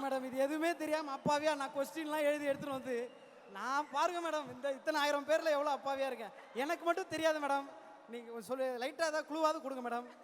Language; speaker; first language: Tamil; native; Tamil